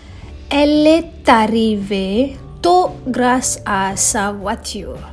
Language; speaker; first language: French; non-native, fluent; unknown